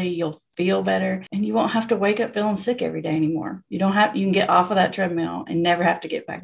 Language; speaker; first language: English; native; English